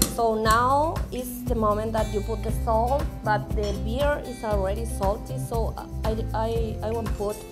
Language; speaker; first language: English; non-native, learner; Spanish